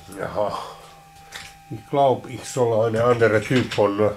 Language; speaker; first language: German; non-native, learner; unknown